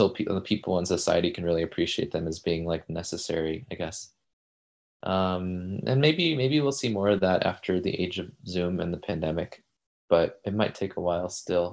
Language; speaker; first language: English; native; English